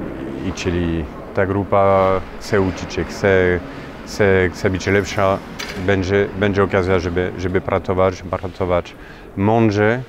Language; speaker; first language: Polish; non-native, fluent; French